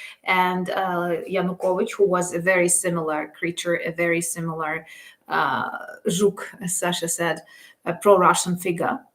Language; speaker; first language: English; non-native, fluent; Ukrainian